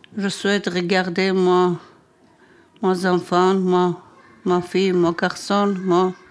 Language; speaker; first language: French; non-native, learner; Armenian